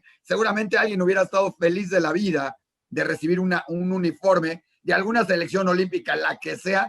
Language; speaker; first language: Spanish; native; Spanish